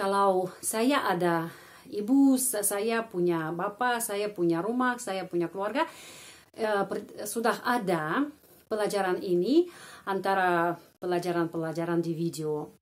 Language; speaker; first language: Indonesian; non-native, fluent; Russian